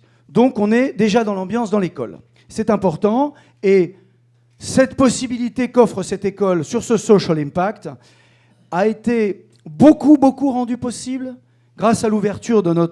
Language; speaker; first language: French; native; French